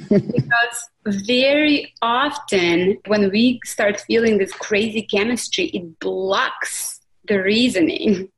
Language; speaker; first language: English; non-native, fluent; Russian